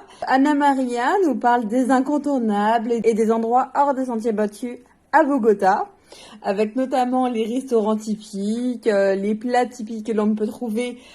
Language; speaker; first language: French; native; French